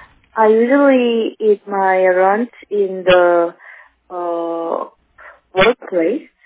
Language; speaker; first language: English; non-native, learner; Korean